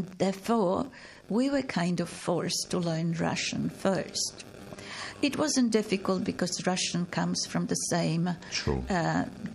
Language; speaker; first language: English; non-native, fluent; Polish